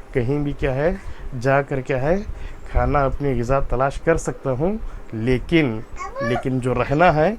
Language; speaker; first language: Urdu; non-native, local second language; Kannada